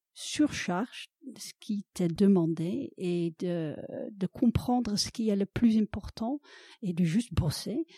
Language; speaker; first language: French; non-native, fluent; Dutch